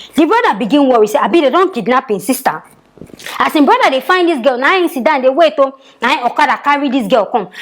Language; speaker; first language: Nigerian Pidgin; native; Nigerian Pidgin